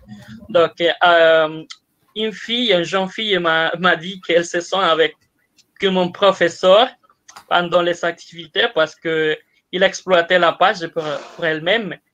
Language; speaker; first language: French; non-native, fluent; Spanish